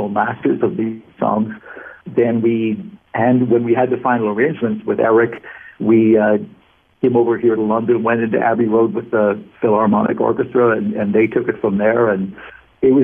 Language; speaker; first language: English; native; English